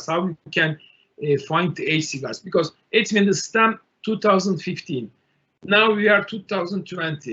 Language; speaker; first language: English; non-native, learner; Turkish